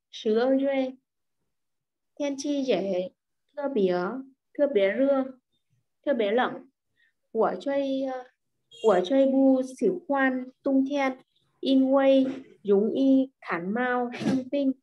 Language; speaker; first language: Chinese; non-native, learner; Vietnamese